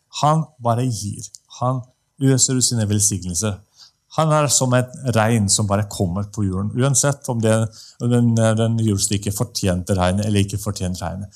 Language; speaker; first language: Norwegian; non-native, fluent; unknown